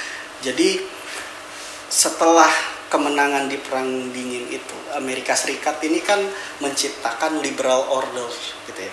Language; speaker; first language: Indonesian; native; Indonesian